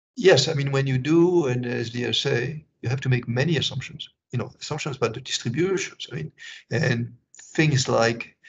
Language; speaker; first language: English; non-native, fluent; French